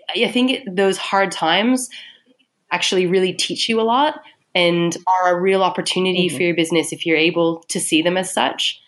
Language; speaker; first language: English; native; English